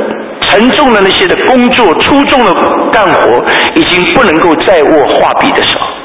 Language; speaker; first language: Chinese; native; Chinese